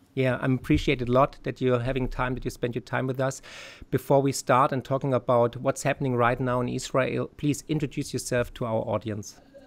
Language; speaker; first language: English; non-native, fluent; German